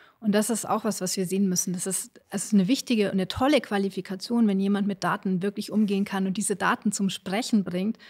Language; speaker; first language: German; native; German